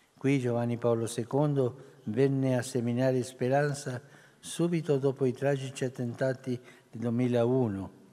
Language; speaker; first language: Italian; early bilingual, heritage; Spanish